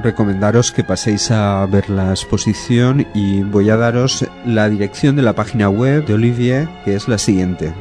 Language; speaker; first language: Spanish; native; Spanish